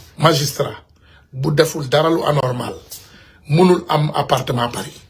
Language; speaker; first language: Wolof; native; Wolof